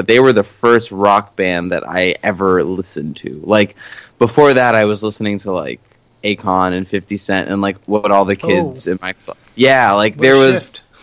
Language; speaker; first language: English; native; English